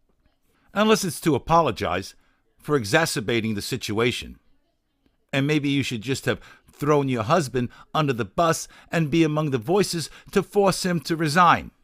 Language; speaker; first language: English; native; English